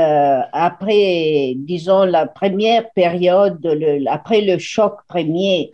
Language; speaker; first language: French; non-native, fluent; Italian